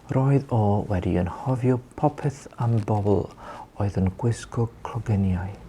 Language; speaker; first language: Welsh; non-native, learner; English